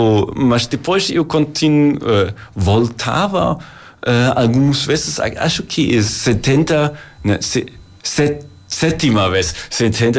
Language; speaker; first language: Portuguese; non-native, learner; German